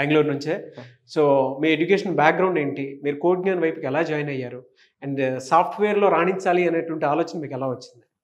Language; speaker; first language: Telugu; native; Telugu